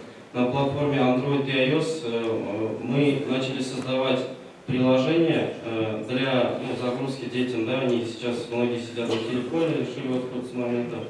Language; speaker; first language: Russian; non-native, local second language; Tatar